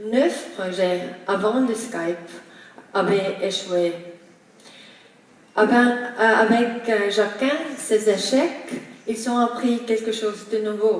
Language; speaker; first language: French; non-native, fluent; Estonian